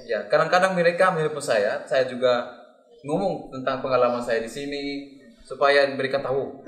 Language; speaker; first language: Indonesian; non-native, learner; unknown